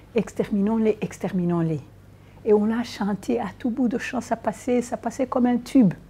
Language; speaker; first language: French; non-native, local second language; Kinyarwanda